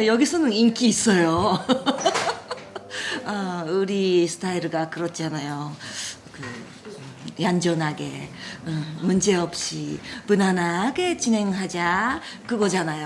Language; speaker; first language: Korean; non-native, learner; Japanese